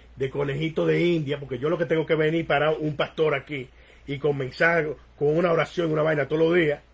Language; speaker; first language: Spanish; early bilingual, heritage; Spanish